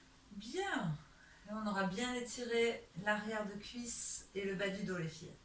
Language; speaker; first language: French; native; French